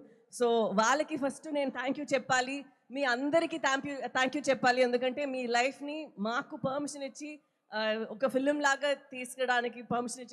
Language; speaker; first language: Telugu; non-native, fluent; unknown